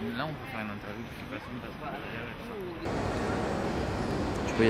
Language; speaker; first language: French; native; French